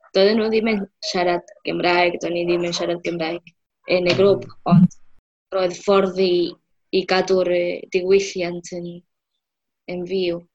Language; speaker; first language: Welsh; non-native, fluent; Spanish